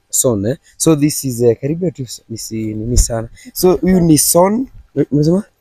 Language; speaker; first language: Swahili; native; Swahili